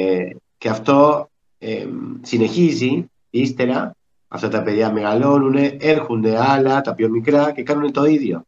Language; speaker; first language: Greek; early bilingual, heritage; Spanish